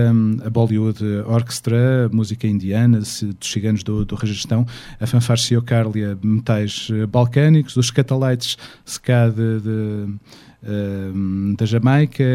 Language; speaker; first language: Portuguese; native; Portuguese